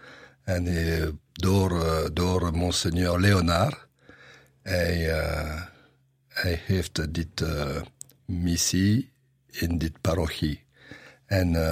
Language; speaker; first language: Dutch; non-native, learner; French